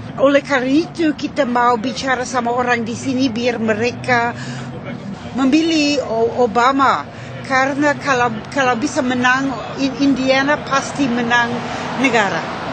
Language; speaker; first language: Indonesian; non-native, learner; English